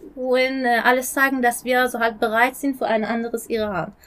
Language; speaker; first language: German; non-native, fluent; Persian